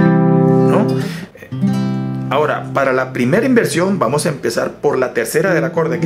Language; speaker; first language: Spanish; native; Spanish